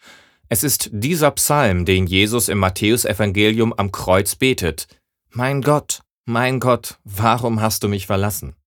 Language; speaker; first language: German; native; German